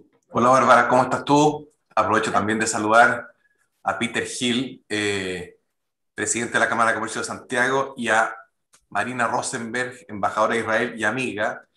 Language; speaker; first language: Spanish; native; Spanish